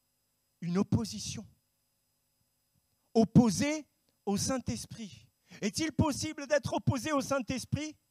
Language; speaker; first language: French; native; French